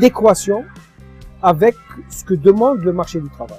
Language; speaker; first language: French; non-native, local second language; Arabic